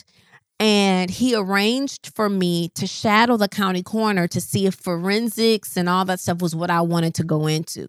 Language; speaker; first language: English; native; English